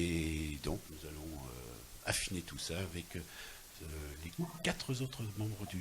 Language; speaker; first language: French; native; French